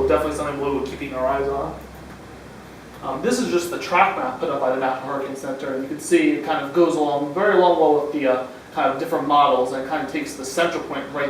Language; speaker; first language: English; native; English